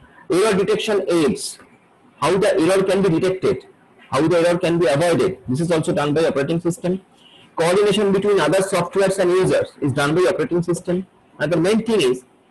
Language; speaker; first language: English; non-native, local second language; Bangla